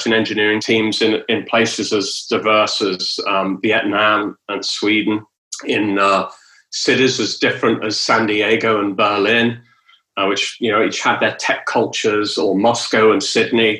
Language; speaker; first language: English; native; English